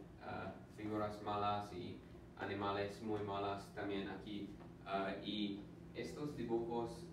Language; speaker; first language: Spanish; non-native, learner; English